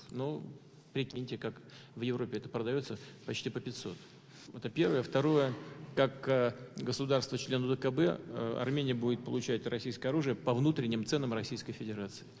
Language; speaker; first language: Russian; native; Russian